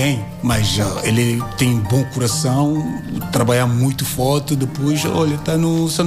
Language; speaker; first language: Portuguese; non-native, learner; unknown